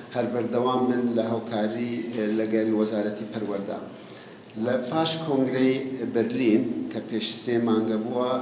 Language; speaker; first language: Central Kurdish; non-native, local second language; Kurdish